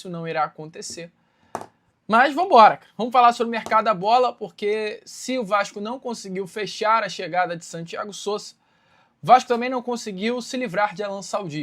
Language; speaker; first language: Portuguese; native; Portuguese